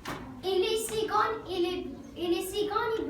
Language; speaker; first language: French; non-native, learner; Arabic